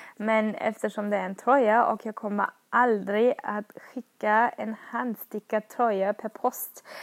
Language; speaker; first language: Swedish; non-native, fluent; German